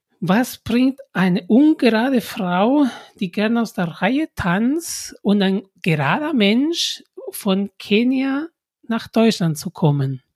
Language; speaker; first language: German; non-native, fluent; Spanish